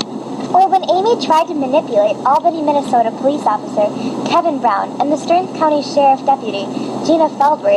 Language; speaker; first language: English; native; English